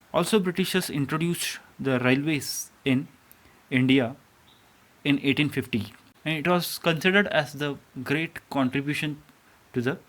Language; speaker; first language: English; non-native, local second language; Kannada